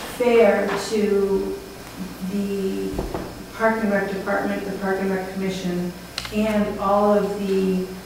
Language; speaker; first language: English; native; English